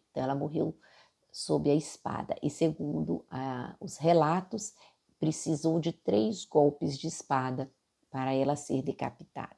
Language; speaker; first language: Portuguese; native; Portuguese